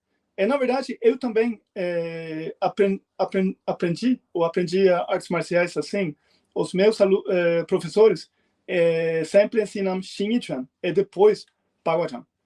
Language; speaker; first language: Portuguese; non-native, fluent; Swedish